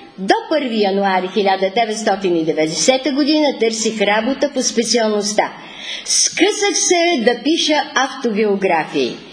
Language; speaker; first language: Bulgarian; native; Bulgarian